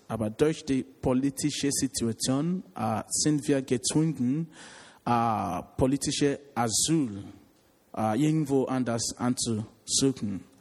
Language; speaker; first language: German; non-native, learner; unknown